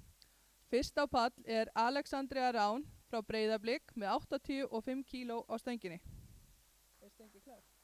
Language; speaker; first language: Icelandic; native; Icelandic